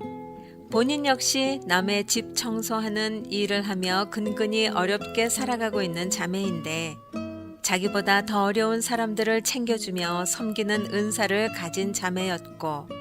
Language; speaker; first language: Korean; native; Korean